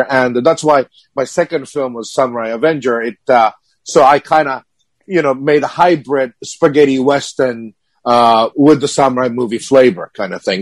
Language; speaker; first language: English; non-native, fluent; Japanese